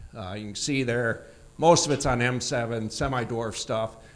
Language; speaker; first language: English; native; English